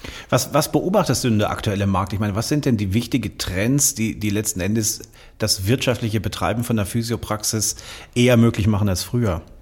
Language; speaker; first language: German; native; German